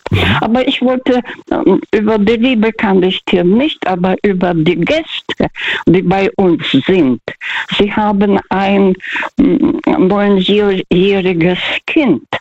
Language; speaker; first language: German; early bilingual, heritage; Russian